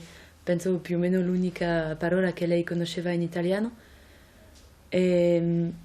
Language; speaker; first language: Italian; non-native, fluent; French